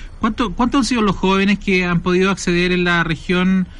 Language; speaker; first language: Spanish; native; Spanish